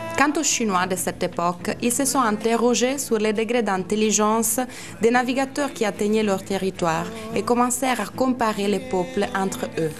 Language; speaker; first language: French; non-native, fluent; Italian